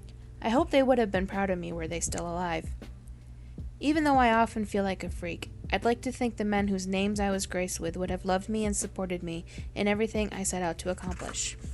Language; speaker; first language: English; native; English